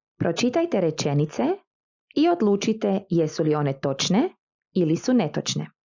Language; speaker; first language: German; non-native, fluent; Croatian